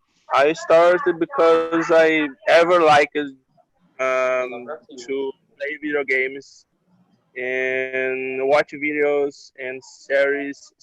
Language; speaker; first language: English; non-native, learner; Portuguese